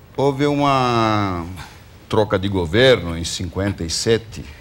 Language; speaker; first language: Portuguese; early bilingual, other home language; Greek